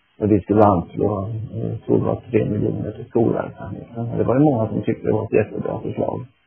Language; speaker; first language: Swedish; native; Swedish